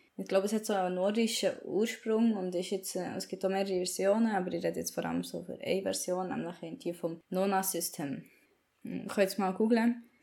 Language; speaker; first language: German; native; German